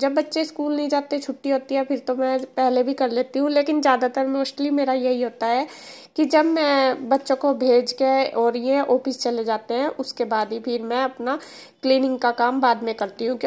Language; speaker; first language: Hindi; native; Hindi